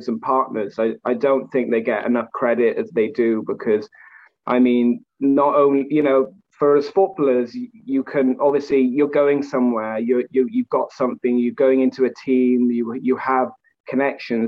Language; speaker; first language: English; native; English